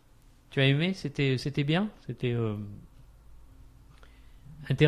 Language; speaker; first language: French; native; French